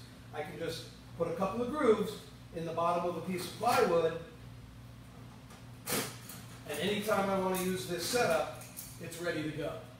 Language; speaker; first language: English; native; English